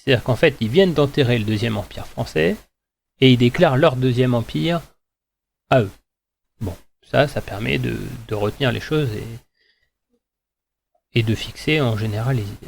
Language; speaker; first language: French; native; French